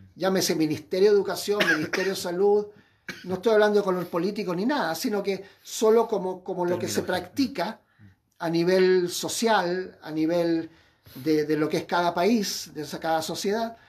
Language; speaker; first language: Spanish; native; Spanish